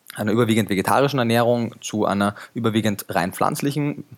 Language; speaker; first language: German; native; German